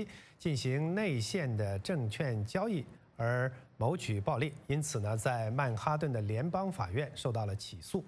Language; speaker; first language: Chinese; native; Chinese